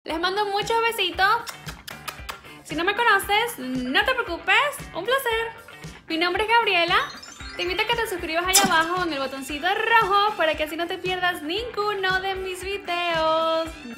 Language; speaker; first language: Spanish; native; Spanish